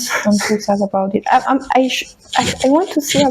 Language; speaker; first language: English; non-native, fluent; Spanish